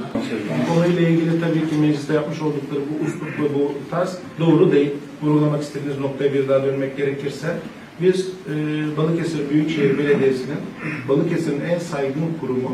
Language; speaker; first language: Turkish; native; Turkish